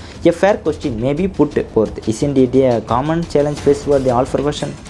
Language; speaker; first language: English; non-native, local second language; Tamil